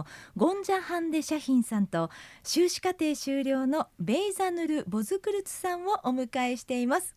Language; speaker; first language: Japanese; native; Japanese